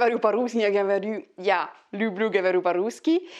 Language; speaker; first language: Russian; non-native, learner; French